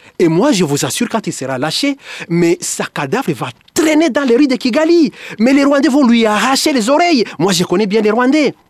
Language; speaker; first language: French; non-native, local second language; Swahili